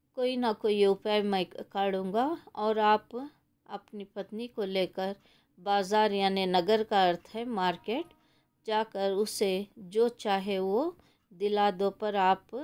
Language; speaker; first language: Hindi; non-native, local second language; Kannada